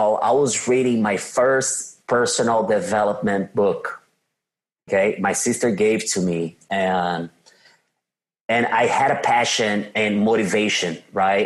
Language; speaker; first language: English; non-native, fluent; Portuguese